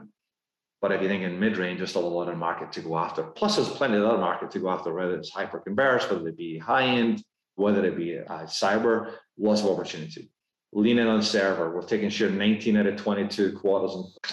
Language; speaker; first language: English; native; English